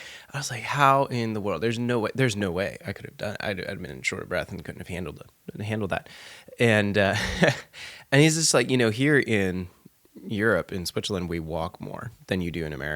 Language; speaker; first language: English; native; English